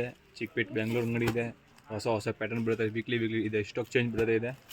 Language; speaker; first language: Kannada; non-native, local second language; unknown